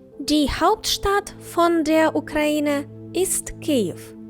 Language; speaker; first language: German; non-native, fluent; Ukrainian